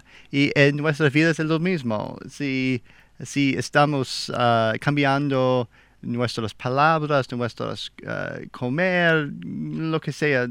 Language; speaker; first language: Spanish; non-native, learner; English